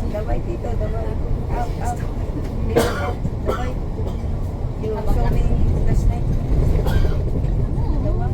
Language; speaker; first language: English; non-native, learner; Filipino